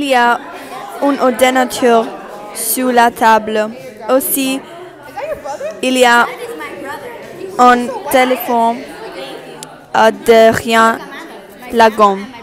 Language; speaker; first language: French; non-native, learner; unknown